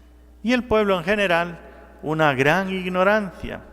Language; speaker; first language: Spanish; native; Spanish